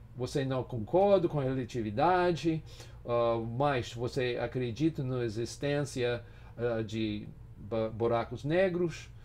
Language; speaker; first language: Portuguese; non-native, fluent; English